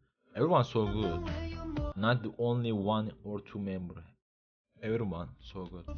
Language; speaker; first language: English; non-native, learner; Turkish